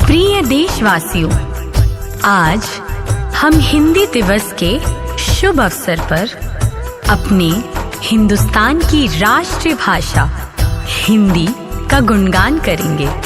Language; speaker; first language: Hindi; native; Hindi